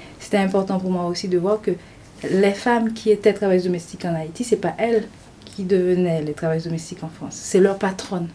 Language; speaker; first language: French; non-native, local second language; Haitian Creole